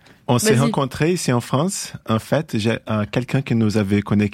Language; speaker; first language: French; non-native, fluent; Portuguese